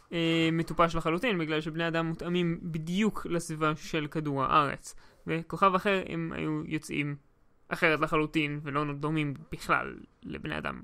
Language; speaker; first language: Hebrew; native; Hebrew